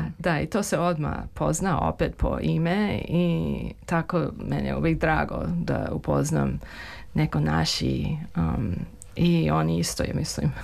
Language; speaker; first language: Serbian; early bilingual, heritage; Serbian